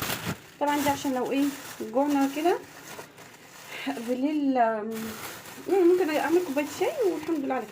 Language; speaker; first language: Arabic; native; Arabic